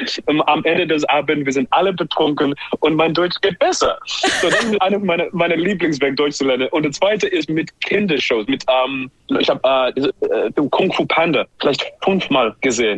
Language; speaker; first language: German; non-native, learner; English